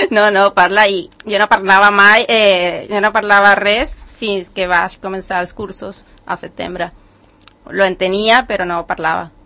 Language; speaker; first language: Catalan; non-native, learner; Spanish